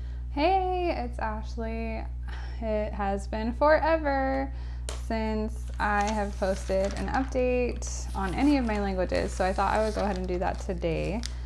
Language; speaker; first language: English; native; English